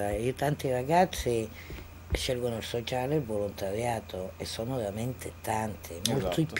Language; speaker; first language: Italian; native; Italian